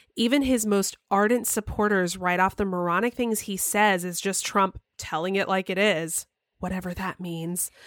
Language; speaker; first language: English; native; English